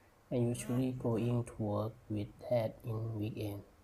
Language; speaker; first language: English; non-native, learner; Thai